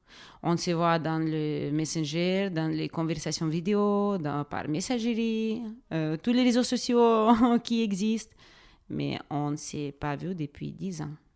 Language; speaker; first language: French; non-native, fluent; Russian